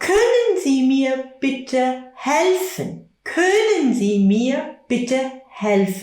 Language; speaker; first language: German; non-native, fluent; English